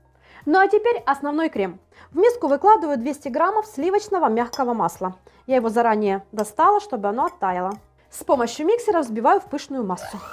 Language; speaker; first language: Russian; native; Russian